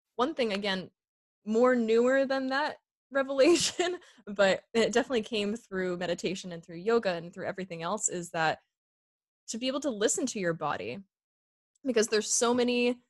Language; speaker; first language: English; native; English